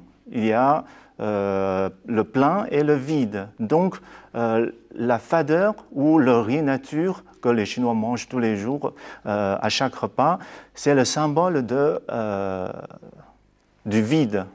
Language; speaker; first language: French; non-native, fluent; Chinese